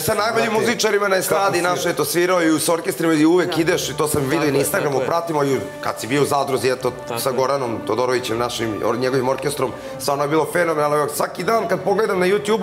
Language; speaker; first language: Serbian; native; Serbian